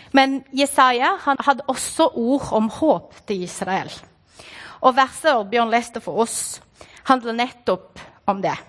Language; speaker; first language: Norwegian; non-native, fluent; Portuguese